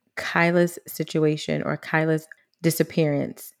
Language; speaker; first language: English; native; English